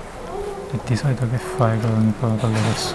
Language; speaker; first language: Italian; native; Italian